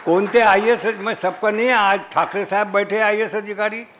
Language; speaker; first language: Hindi; non-native, local second language; Marathi